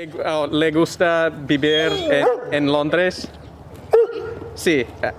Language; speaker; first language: Spanish; non-native, learner; English